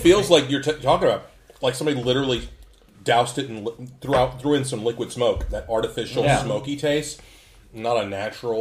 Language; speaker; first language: English; native; English